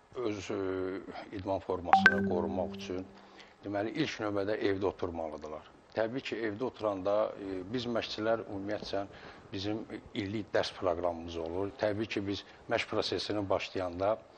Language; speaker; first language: Azerbaijani; native; Azerbaijani